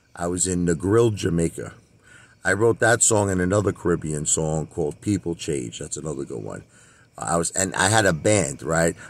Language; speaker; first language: English; native; English